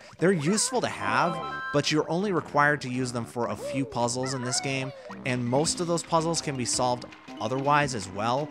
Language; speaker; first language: English; native; English